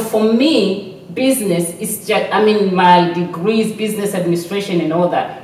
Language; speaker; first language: English; non-native, local second language; Swahili